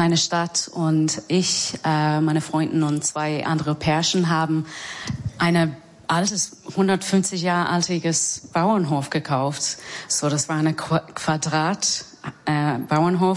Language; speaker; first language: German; non-native, learner; English